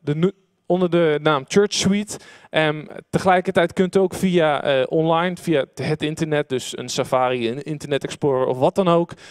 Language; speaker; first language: Dutch; native; Dutch